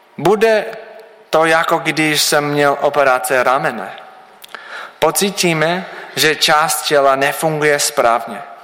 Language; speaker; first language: Czech; non-native, learner; English